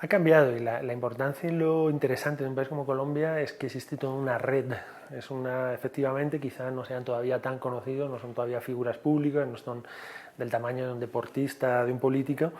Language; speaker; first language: Spanish; native; Spanish